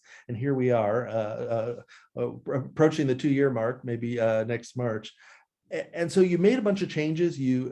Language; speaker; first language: English; native; English